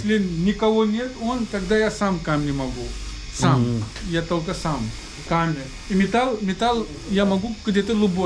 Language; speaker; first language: Russian; non-native, learner; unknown